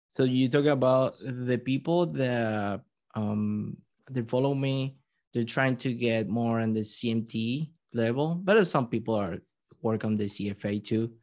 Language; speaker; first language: English; non-native, fluent; Spanish